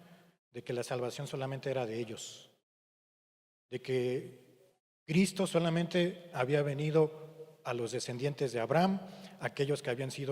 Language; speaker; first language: Spanish; native; Spanish